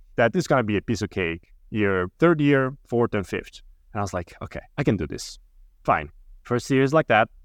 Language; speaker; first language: English; non-native, fluent; Italian